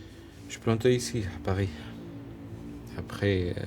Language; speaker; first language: French; non-native, learner; Arabic